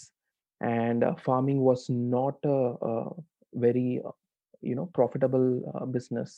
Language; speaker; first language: English; non-native, local second language; Tamil